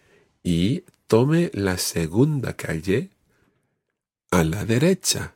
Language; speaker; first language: Spanish; non-native, fluent; English